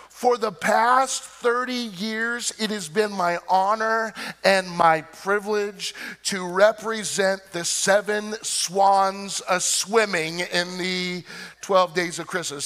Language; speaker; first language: English; native; English